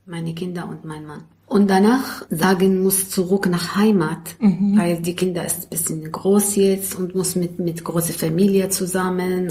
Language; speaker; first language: German; non-native, learner; Arabic